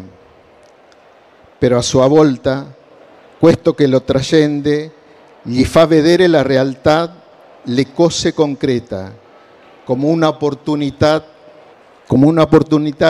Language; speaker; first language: Italian; non-native, learner; Spanish